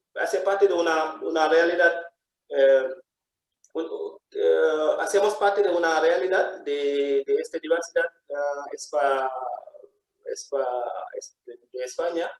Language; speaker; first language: Spanish; non-native, fluent; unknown